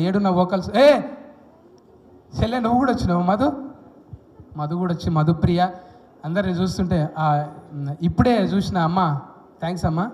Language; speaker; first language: Telugu; native; Telugu